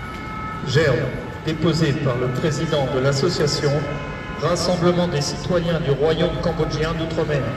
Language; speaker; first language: French; native; French